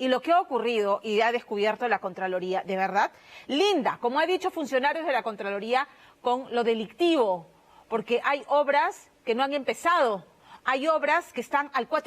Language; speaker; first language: Spanish; native; Spanish